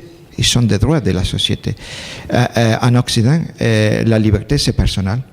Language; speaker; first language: French; non-native, learner; Spanish